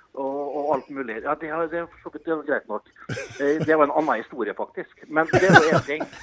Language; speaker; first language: Norwegian; early bilingual, other home language; Dutch